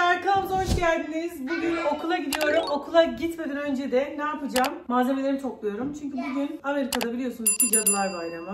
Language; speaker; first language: Turkish; native; Turkish